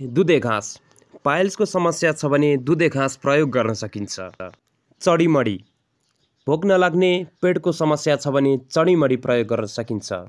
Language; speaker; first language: Nepali; native; Nepali